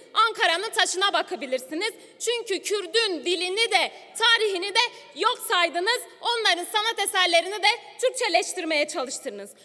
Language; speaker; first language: Turkish; non-native, local second language; Kurdish